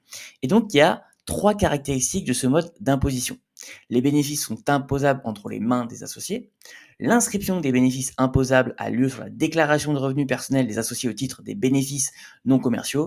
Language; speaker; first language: French; native; French